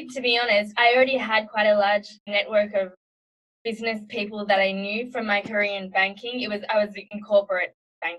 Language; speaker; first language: English; native; English